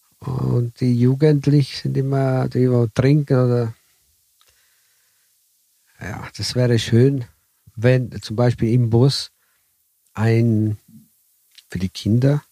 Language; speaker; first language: German; early bilingual, heritage; Italian